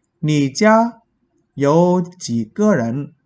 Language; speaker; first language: Chinese; non-native, fluent; Vietnamese